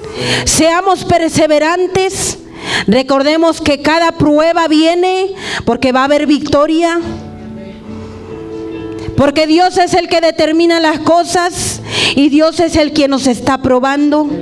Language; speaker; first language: Spanish; native; Spanish